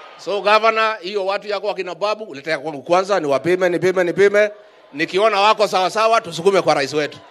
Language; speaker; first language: Swahili; non-native, local second language; Kikuyu